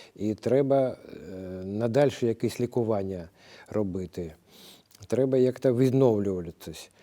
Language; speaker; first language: Ukrainian; non-native, local second language; Russian